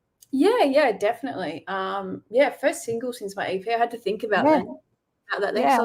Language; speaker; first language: English; native; English